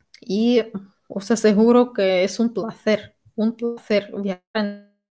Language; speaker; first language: Spanish; non-native, fluent; Russian